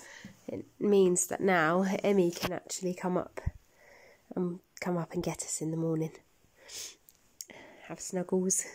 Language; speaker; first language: English; native; English